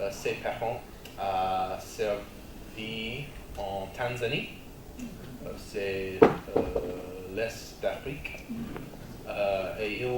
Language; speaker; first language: French; non-native, learner; English